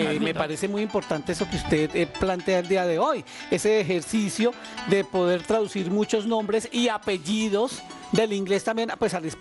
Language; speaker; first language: Spanish; native; Spanish